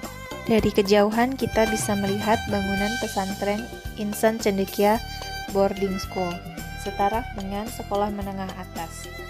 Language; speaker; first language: Indonesian; native; Indonesian